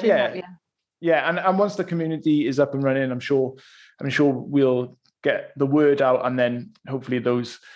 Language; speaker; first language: English; native; English